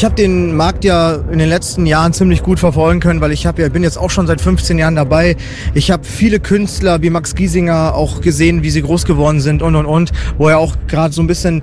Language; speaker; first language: German; native; German